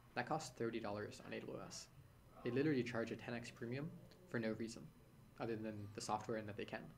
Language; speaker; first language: English; native; English